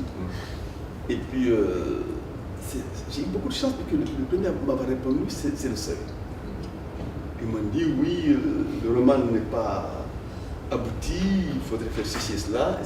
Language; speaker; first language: French; non-native, local second language; Fula